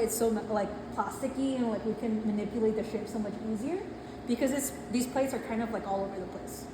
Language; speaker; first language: English; native; English